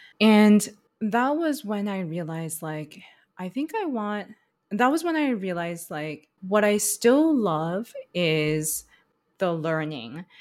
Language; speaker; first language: English; early bilingual, other home language; Chinese